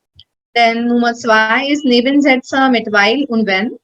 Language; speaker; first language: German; non-native, learner; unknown